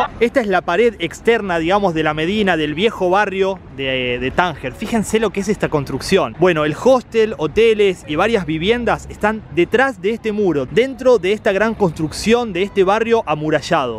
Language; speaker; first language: Spanish; native; Spanish